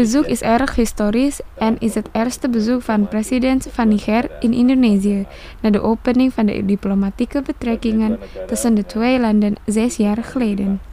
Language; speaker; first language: Dutch; non-native, fluent; Indonesian